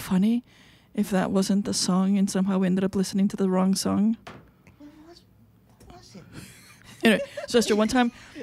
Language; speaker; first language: English; non-native, fluent; Spanish